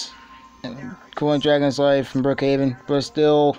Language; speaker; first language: English; native; English